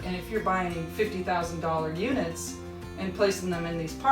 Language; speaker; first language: English; native; English